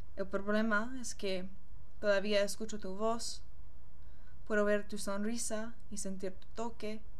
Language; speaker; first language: Spanish; non-native, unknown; English